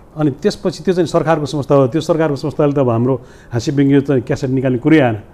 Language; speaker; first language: Nepali; non-native, local second language; Newari